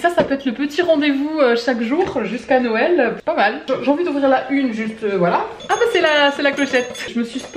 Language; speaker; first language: French; native; French